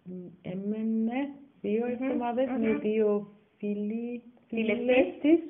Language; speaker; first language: Greek; non-native, learner; German